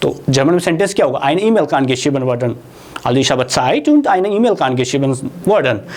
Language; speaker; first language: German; non-native, fluent; Hindi